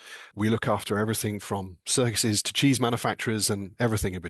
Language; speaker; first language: English; native; English